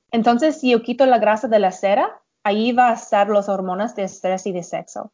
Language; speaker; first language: Spanish; non-native, learner; English